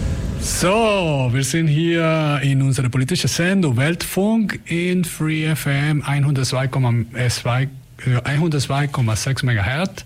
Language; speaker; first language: German; non-native, fluent; Spanish